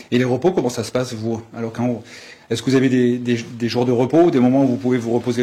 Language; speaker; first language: French; native; French